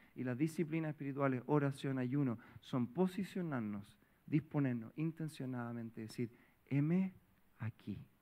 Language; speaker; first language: Spanish; native; Spanish